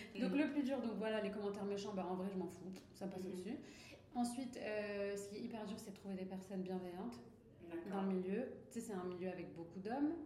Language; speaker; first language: French; non-native, local second language; Arabic